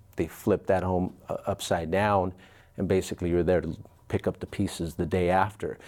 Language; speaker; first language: English; early bilingual, other home language; Spanish